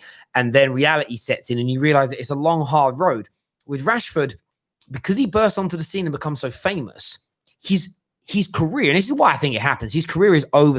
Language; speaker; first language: English; native; English